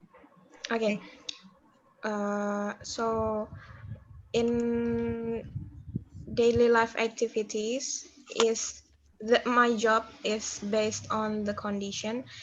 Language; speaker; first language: English; non-native, learner; Indonesian